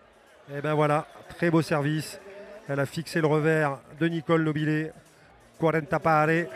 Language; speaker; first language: French; native; French